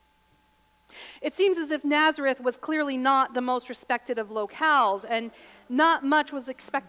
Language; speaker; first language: English; native; English